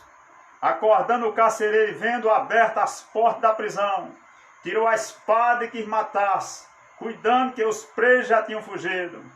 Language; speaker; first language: Portuguese; native; Portuguese